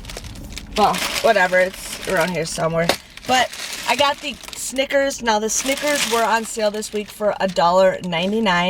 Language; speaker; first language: English; native; English